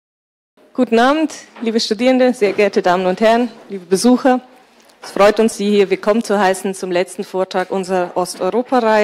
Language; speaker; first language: German; native; German